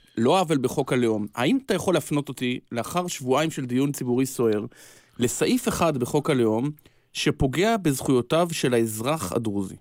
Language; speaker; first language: Hebrew; native; Hebrew